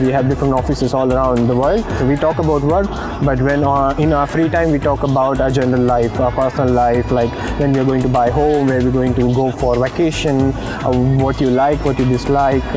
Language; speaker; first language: English; non-native, local second language; Hindi